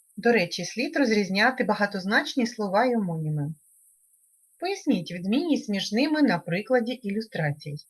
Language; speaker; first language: Ukrainian; native; Ukrainian